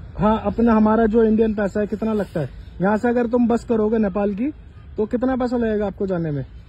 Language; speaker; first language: Hindi; native; Hindi